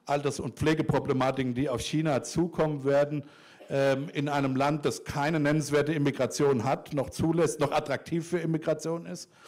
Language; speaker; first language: German; native; German